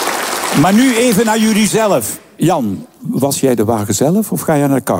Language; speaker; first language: Dutch; native; Dutch